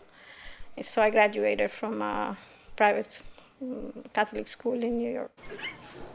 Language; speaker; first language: English; non-native, fluent; Spanish